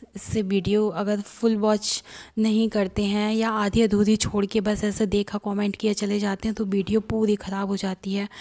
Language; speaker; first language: Hindi; native; Hindi